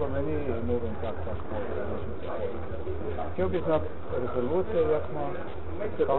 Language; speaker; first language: Polish; non-native, learner; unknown